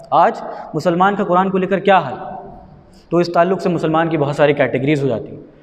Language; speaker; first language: Urdu; native; Urdu